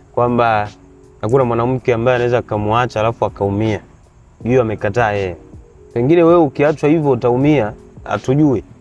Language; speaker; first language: Swahili; native; Swahili